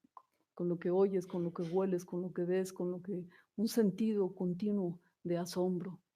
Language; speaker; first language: Spanish; native; Spanish